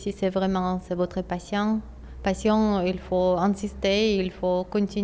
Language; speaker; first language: French; non-native, fluent; Russian